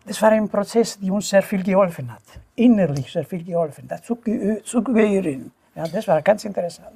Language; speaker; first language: German; non-native, fluent; Italian